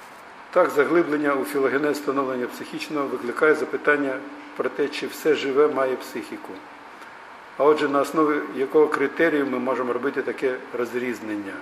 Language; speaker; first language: Ukrainian; native; Ukrainian